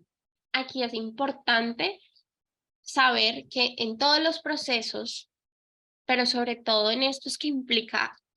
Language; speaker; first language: Spanish; native; Spanish